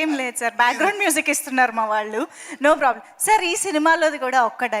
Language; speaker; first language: Telugu; native; Telugu